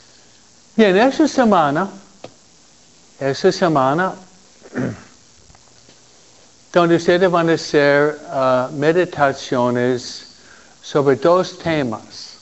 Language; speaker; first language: Spanish; non-native, fluent; English